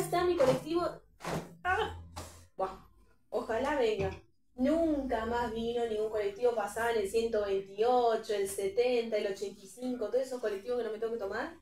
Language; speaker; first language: Spanish; native; Spanish